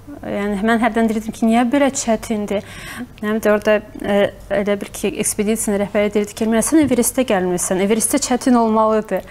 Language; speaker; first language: Azerbaijani; early bilingual, heritage; Azerbaijani